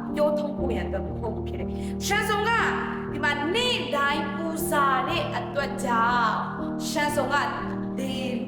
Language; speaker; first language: Burmese; non-native, local second language; Kachin